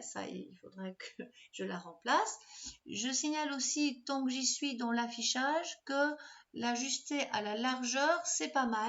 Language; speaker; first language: French; native; French